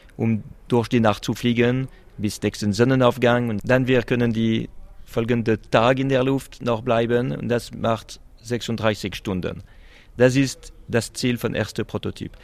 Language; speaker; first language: German; non-native, local second language; French